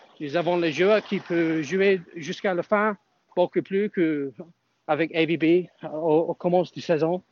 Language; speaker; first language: French; non-native, fluent; English